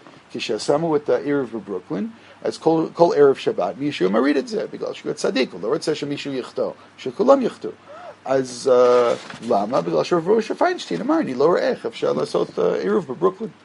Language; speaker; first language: Hebrew; non-native, fluent; English